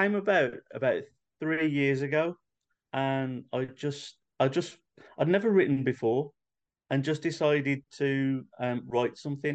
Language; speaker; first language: English; native; English